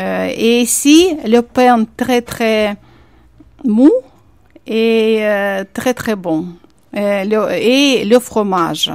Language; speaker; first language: French; non-native, fluent; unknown